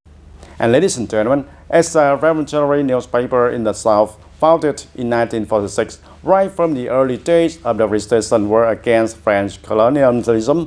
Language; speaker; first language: English; non-native, fluent; Vietnamese